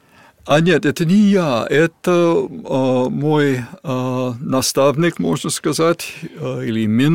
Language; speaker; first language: Russian; non-native, fluent; English